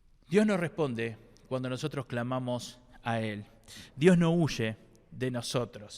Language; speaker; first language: Spanish; native; Spanish